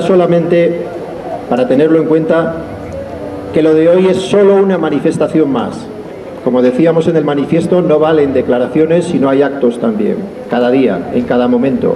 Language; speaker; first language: Spanish; native; Spanish